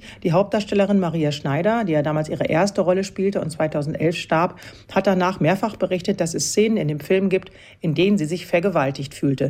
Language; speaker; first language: German; native; German